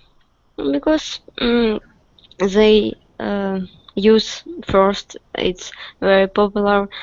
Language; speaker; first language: English; non-native, learner; Russian